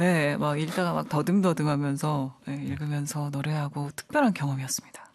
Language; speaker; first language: Korean; native; Korean